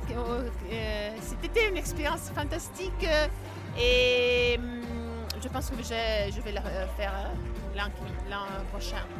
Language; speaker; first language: French; non-native, fluent; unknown